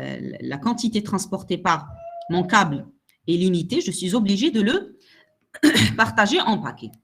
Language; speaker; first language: French; non-native, local second language; Arabic